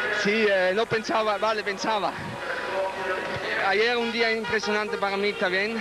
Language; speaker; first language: Spanish; non-native, learner; Swiss German